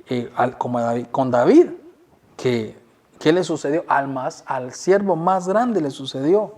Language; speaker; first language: Spanish; native; Spanish